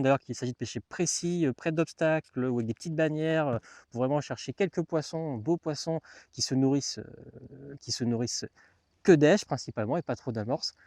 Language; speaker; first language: French; native; French